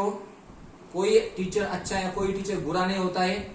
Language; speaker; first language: Hindi; non-native, local second language; Marathi